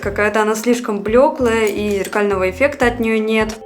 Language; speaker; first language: Russian; native; Russian